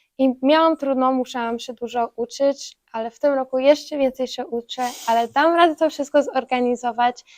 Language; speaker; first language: Polish; early bilingual, heritage; Polish